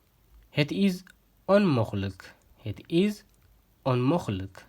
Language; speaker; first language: Dutch; non-native, fluent; Tigrinya